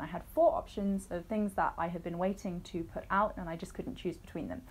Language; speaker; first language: English; native; English